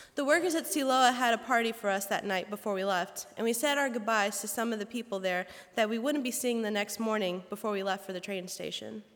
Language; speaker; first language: English; native; English